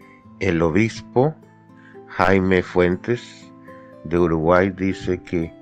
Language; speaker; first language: Spanish; native; Spanish